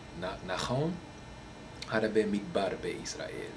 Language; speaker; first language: Hebrew; non-native, learner; English